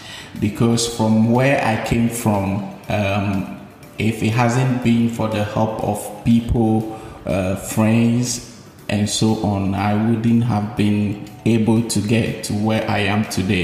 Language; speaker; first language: English; non-native, local second language; Akan